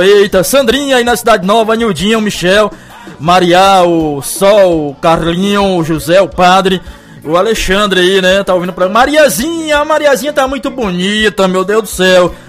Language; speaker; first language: Portuguese; native; Portuguese